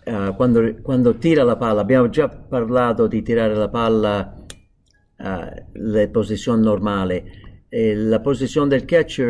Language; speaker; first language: Italian; non-native, fluent; English